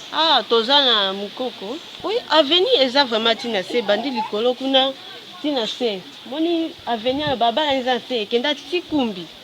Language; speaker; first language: Lingala; non-native, local second language; Kongo